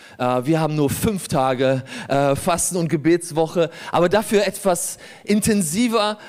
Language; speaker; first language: German; early bilingual, other home language; Polish